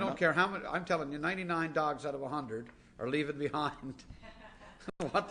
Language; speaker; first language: English; native; English